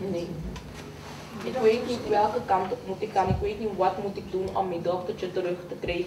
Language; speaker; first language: Dutch; non-native, fluent; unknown